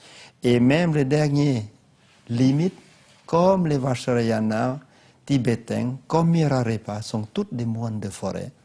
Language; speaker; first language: French; non-native, learner; Lao